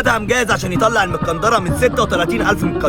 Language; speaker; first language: Arabic; native; Arabic